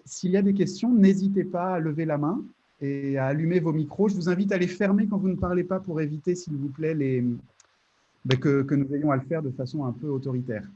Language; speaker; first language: French; native; French